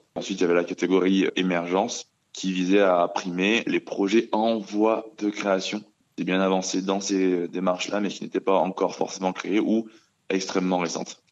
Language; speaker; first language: French; native; French